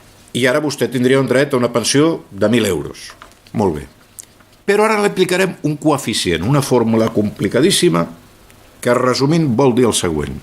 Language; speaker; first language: Catalan; native; Catalan